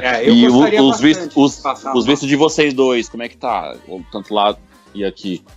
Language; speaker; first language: Portuguese; native; Portuguese